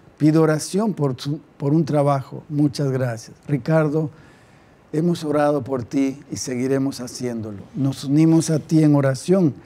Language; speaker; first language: Spanish; native; Spanish